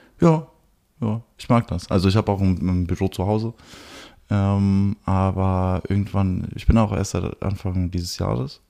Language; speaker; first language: German; early bilingual, heritage; German